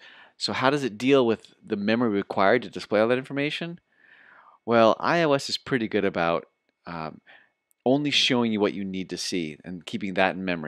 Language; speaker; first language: English; native; English